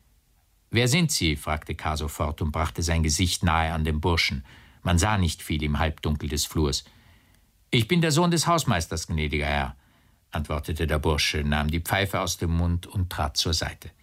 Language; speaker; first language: German; native; German